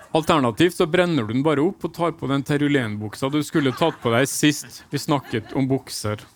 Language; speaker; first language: Norwegian; native; Norwegian